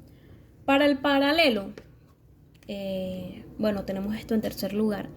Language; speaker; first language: Spanish; native; Spanish